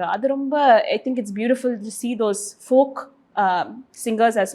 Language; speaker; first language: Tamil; early bilingual, heritage; Tamil